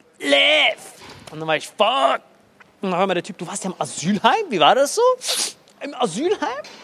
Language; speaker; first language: German; early bilingual, other home language; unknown